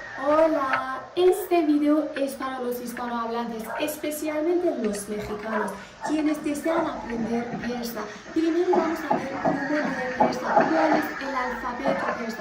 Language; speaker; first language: Spanish; non-native, fluent; Persian